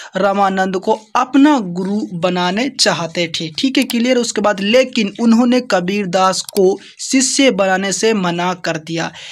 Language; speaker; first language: Hindi; native; Hindi